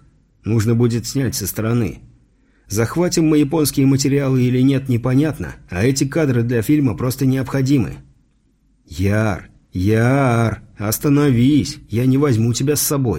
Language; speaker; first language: Russian; native; Russian